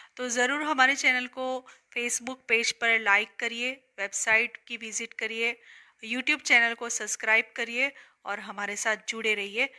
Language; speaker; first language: Hindi; non-native, local second language; Gujarati